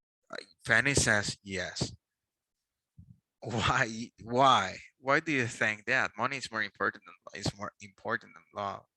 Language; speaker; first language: English; non-native, fluent; Spanish